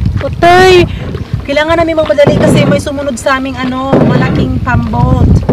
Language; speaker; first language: Filipino; non-native, local second language; Cebuano